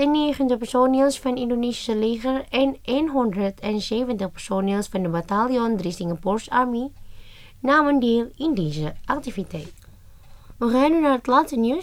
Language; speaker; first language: Dutch; non-native, fluent; Indonesian